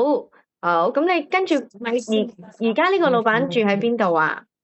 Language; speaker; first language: Cantonese; native; Cantonese